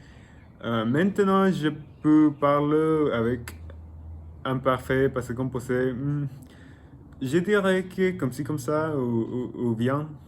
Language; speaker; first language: French; non-native, learner; Spanish